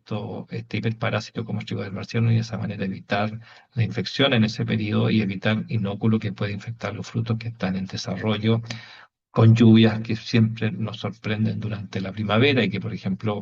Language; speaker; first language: Spanish; native; Spanish